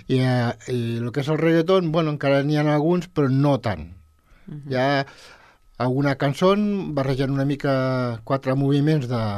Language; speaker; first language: Catalan; non-native, local second language; Spanish